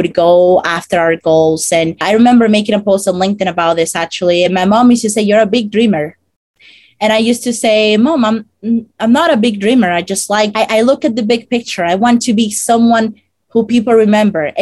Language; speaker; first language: English; non-native, fluent; Spanish